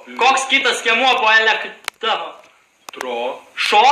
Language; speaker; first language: Lithuanian; native; Lithuanian